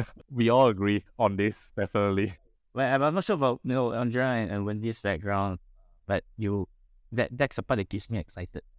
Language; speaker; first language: English; non-native, local second language; Min Nan Chinese